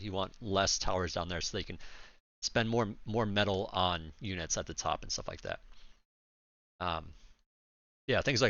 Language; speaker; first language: English; native; English